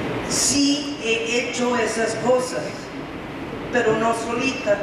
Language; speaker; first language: Spanish; non-native, fluent; English